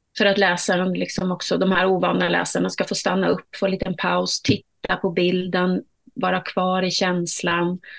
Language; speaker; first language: Swedish; native; Swedish